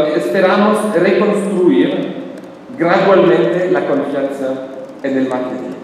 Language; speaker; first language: Spanish; non-native, learner; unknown